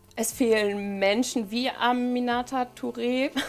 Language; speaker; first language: German; native; German